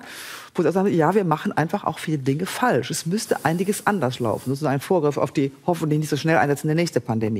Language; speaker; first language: German; native; German